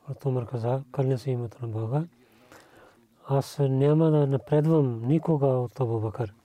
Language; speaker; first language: Bulgarian; non-native, learner; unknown